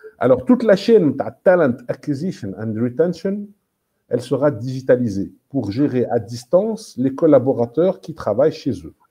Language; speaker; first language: French; non-native, local second language; Arabic